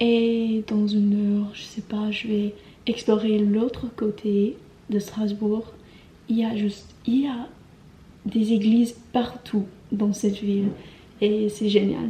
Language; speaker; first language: French; non-native, learner; English